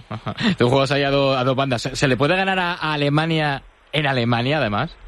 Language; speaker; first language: Spanish; native; Spanish